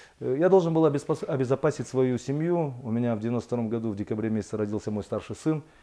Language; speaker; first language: Russian; native; Russian